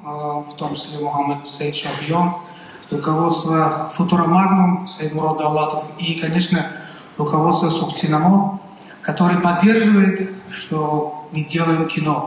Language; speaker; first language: Russian; non-native, local second language; Tajik